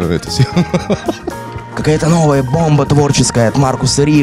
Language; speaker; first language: Russian; native; Russian